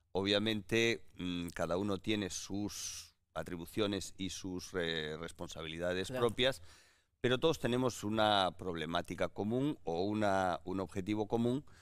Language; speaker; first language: Spanish; native; Spanish